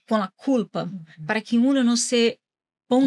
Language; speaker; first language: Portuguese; non-native, learner; Spanish